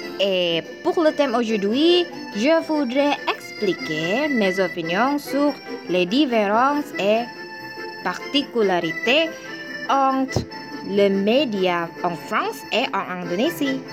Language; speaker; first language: French; non-native, learner; Indonesian